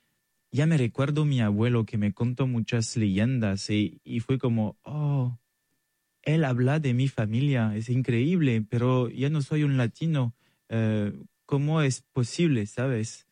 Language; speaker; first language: Spanish; non-native, learner; French